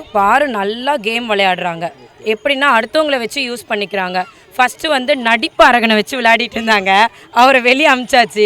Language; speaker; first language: Tamil; native; Tamil